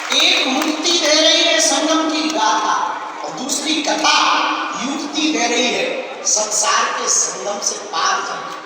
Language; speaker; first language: Hindi; native; Hindi